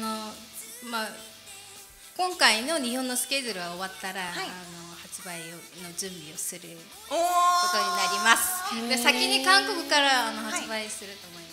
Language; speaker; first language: Japanese; non-native, fluent; Korean